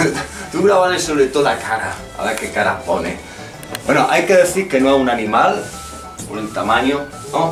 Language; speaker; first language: Spanish; native; Spanish